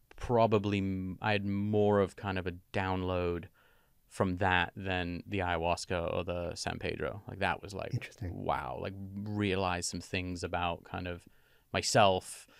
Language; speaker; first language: English; native; English